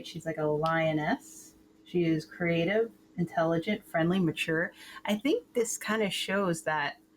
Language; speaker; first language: English; native; English